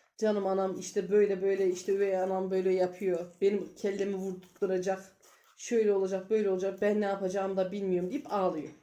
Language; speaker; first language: Turkish; native; Turkish